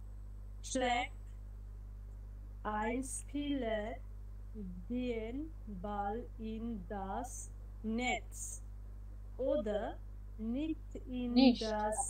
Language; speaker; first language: German; non-native, learner; Bangla